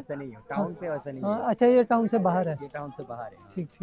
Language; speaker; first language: Hindi; non-native, local second language; Punjabi